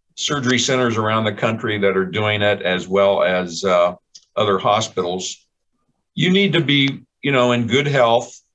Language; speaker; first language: English; native; English